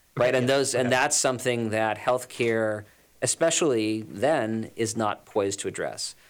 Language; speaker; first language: English; native; English